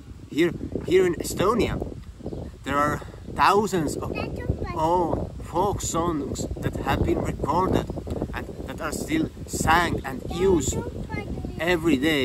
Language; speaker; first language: English; non-native, fluent; Estonian